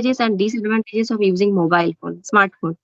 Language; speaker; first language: English; non-native, learner; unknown